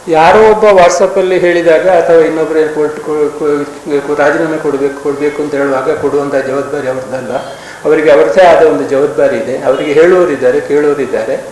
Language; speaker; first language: Kannada; native; Kannada